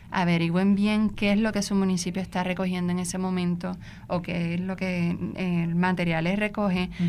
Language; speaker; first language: Spanish; native; Spanish